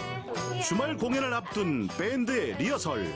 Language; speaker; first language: Korean; native; Korean